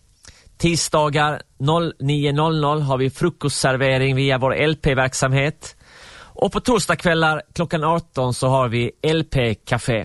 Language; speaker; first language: Swedish; native; Swedish